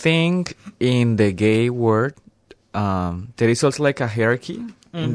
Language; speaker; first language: English; non-native, fluent; Spanish